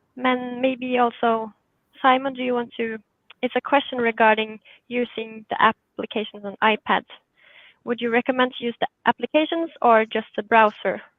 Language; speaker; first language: English; non-native, fluent; Norwegian